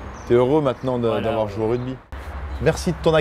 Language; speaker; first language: French; native; French